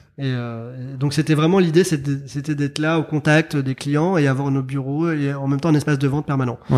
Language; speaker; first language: French; early bilingual, other home language; Arabic